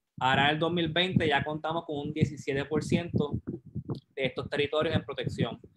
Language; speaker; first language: Spanish; native; Spanish